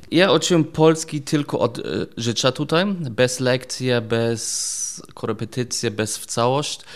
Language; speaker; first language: Polish; non-native, learner; German